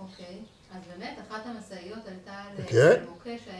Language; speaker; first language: Hebrew; native; Hebrew